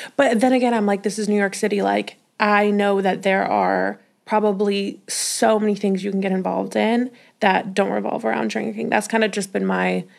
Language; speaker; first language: English; native; English